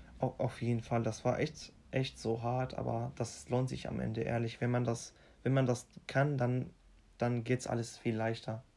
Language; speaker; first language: German; non-native, fluent; Arabic